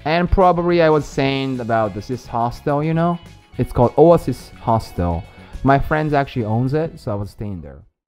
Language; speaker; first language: English; non-native, fluent; Japanese